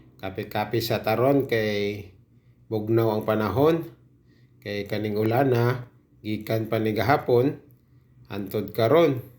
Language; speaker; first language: Cebuano; non-native, local second language; Hiligaynon